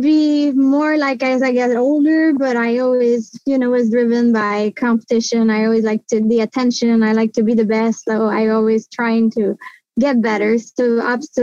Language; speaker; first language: English; non-native, fluent; French